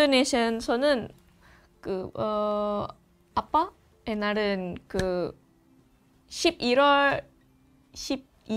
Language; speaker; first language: Korean; non-native, fluent; Indonesian